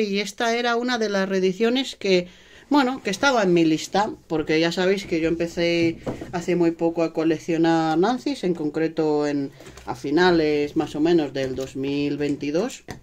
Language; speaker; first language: Spanish; native; Spanish